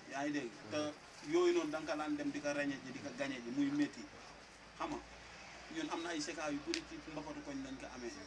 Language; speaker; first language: Wolof; native; Wolof